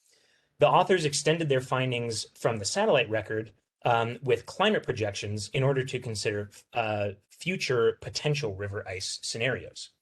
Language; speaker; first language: English; native; English